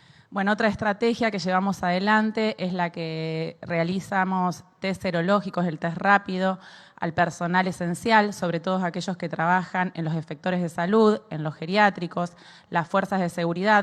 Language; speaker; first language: Spanish; native; Spanish